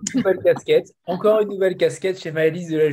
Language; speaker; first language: French; native; French